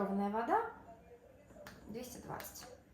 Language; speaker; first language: Russian; native; Russian